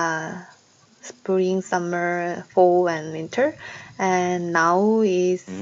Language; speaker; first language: English; non-native, learner; Korean